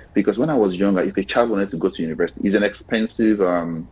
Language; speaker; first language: English; non-native, local second language; Igbo